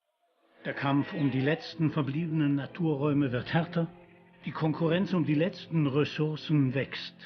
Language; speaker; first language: German; native; German